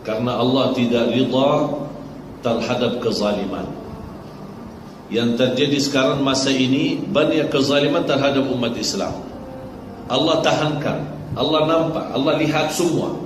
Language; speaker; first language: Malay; non-native, fluent; Arabic